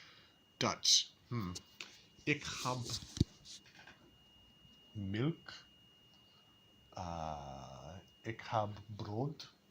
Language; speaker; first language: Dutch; non-native, learner; English